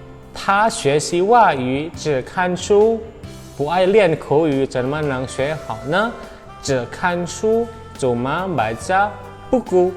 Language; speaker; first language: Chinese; non-native, fluent; Indonesian